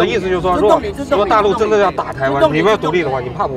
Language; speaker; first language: Chinese; native; Chinese